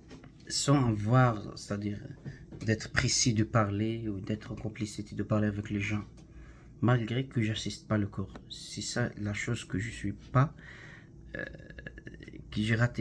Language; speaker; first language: French; non-native, learner; Arabic